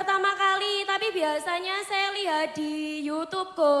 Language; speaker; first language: Indonesian; non-native, local second language; Javanese